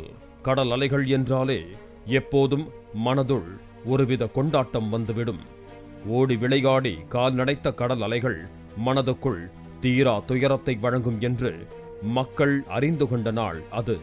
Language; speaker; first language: Tamil; native; Tamil